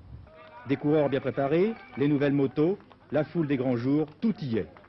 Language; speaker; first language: French; native; French